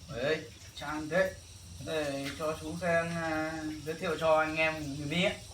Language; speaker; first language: Vietnamese; non-native, local second language; Hmong